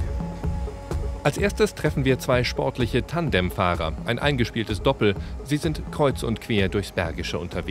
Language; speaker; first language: German; native; German